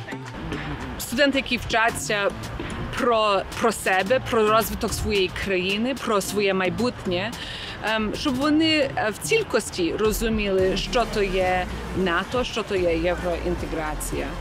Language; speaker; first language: Ukrainian; early bilingual, heritage; Ukrainian